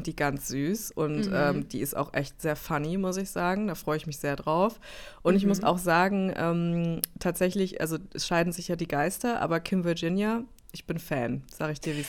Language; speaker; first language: German; native; German